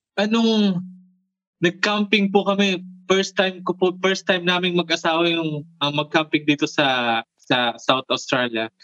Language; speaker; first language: Filipino; non-native, local second language; Bikol